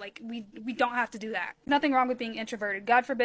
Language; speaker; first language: English; native; English